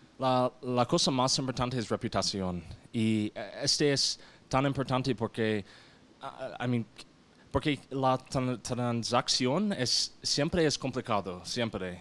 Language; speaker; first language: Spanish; non-native, learner; English